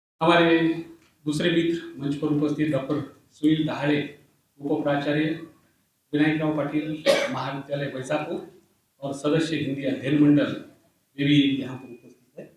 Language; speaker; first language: Hindi; native; Hindi